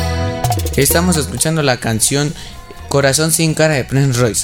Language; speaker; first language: Spanish; native; Spanish